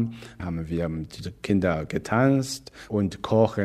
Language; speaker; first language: German; non-native, fluent; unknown